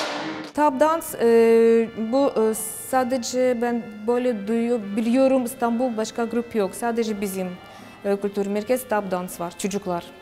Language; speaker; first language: Turkish; non-native, learner; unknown